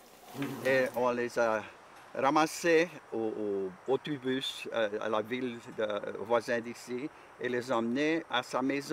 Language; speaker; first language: French; native; French